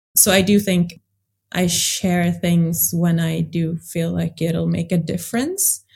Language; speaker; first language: English; early bilingual, other home language; Swedish